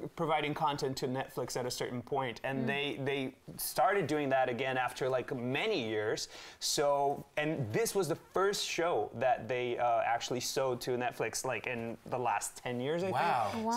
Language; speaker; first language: English; early bilingual, other home language; Portuguese